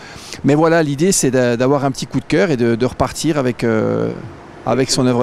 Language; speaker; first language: French; native; French